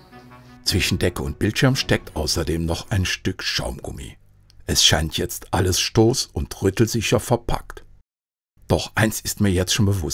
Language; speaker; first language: German; native; German